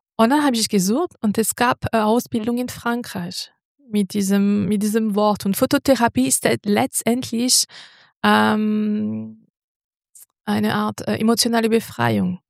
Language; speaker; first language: German; non-native, fluent; French